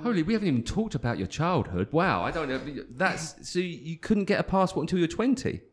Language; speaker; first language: English; native; English